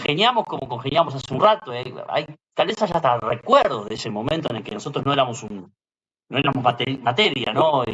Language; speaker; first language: Spanish; native; Spanish